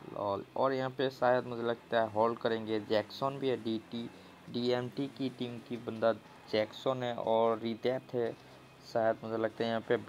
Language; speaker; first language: Hindi; non-native, local second language; Assamese